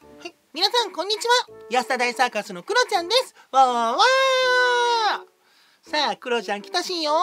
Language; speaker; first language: Japanese; native; Japanese